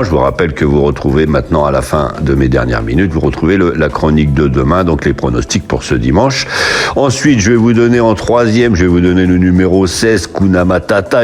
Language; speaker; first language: French; native; French